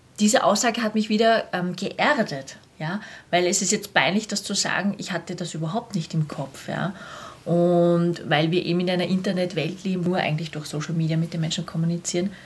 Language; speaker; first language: German; native; German